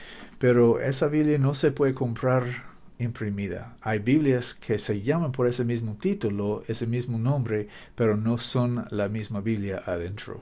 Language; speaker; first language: Spanish; non-native, learner; English